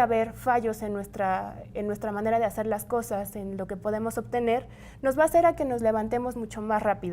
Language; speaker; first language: Spanish; native; Spanish